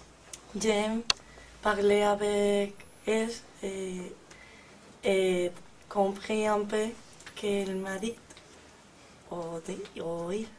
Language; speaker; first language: French; non-native, learner; Spanish